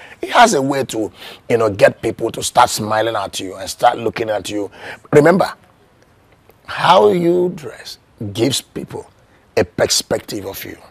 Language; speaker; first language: English; non-native, local second language; Igbo